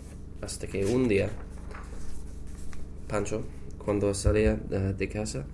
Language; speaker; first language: Spanish; non-native, learner; English